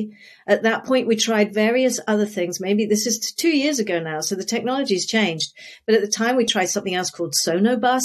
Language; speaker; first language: English; native; English